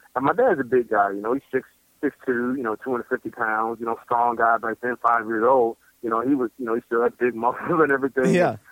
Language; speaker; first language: English; native; English